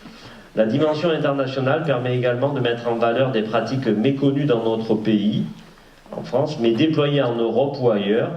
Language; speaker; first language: French; native; French